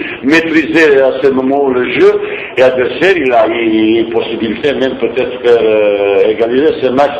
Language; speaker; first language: French; non-native, fluent; Bosnian